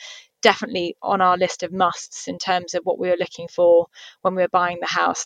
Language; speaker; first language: English; native; English